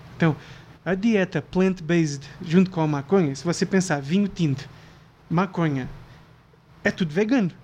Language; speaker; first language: Portuguese; native; Portuguese